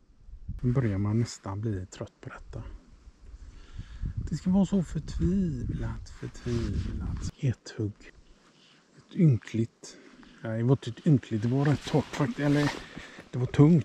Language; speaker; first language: Swedish; native; Swedish